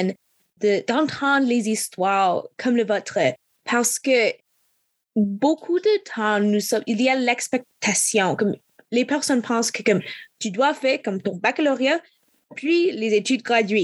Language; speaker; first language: French; non-native, local second language; English